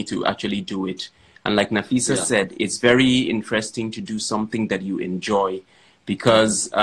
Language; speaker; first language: English; non-native, local second language; Fula